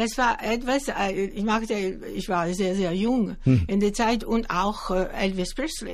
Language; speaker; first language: German; non-native, learner; Greek